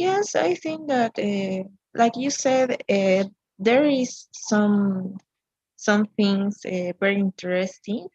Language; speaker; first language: English; non-native, learner; Spanish